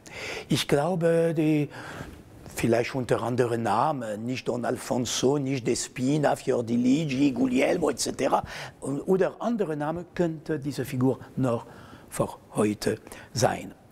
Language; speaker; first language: German; non-native, fluent; French